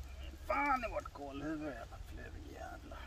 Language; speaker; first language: Swedish; native; Swedish